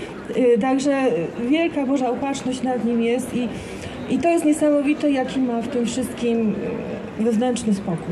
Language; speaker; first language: Polish; native; Polish